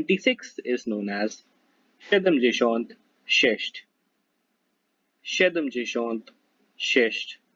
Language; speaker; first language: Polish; non-native, learner; Hindi